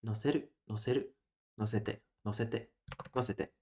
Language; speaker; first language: Japanese; non-native, learner; English